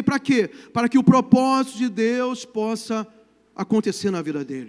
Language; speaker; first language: Portuguese; native; Portuguese